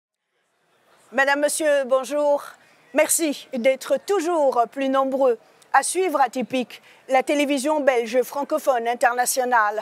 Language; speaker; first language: French; native; French